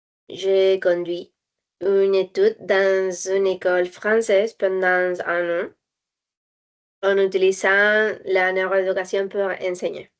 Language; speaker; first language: French; non-native, learner; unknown